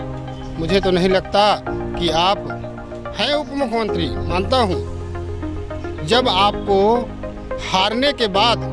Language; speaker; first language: Hindi; native; Hindi